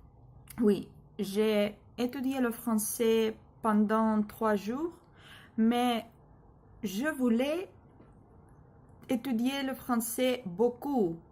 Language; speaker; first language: French; non-native, learner; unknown